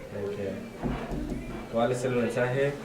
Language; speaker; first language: Spanish; non-native, learner; English